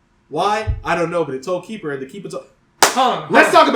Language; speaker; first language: English; native; English